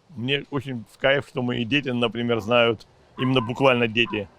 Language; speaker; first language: Russian; native; Russian